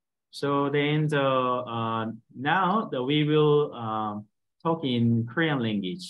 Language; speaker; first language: English; non-native, fluent; Korean